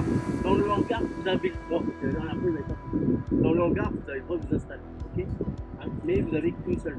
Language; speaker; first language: French; native; French